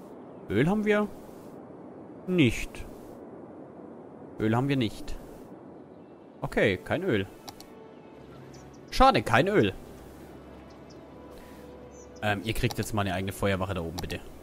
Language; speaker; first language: German; native; German